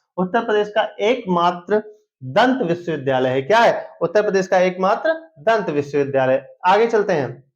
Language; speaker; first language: Hindi; native; Hindi